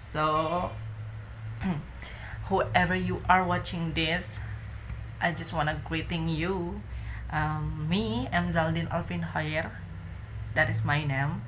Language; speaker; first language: English; non-native, learner; Indonesian